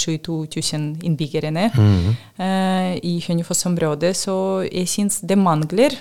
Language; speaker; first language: Norwegian; non-native, learner; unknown